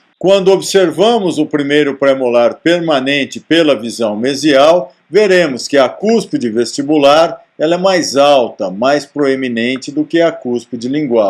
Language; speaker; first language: Portuguese; native; Portuguese